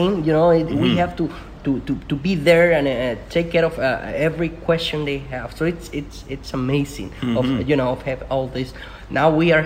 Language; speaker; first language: English; non-native, fluent; Spanish